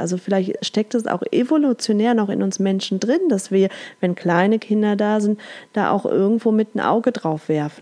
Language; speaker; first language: German; native; German